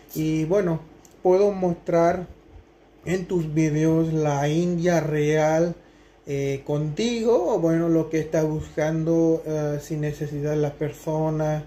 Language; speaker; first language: Spanish; non-native, fluent; Hindi